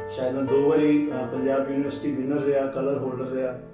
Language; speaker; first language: Punjabi; non-native, local second language; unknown